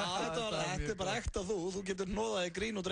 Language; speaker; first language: Icelandic; native; Icelandic